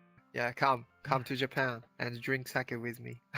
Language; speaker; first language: English; non-native, learner; Japanese